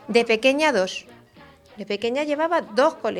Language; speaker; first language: Spanish; native; Spanish